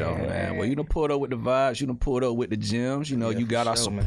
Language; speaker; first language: English; native; English